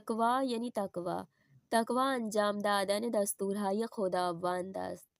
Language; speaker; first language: Persian; non-native, fluent; Urdu